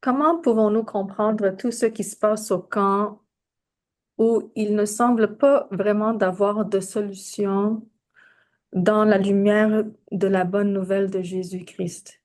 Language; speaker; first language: French; non-native, fluent; English